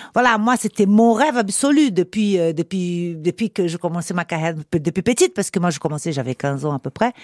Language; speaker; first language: French; non-native, fluent; Portuguese